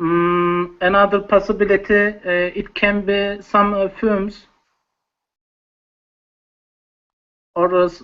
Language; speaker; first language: English; non-native, learner; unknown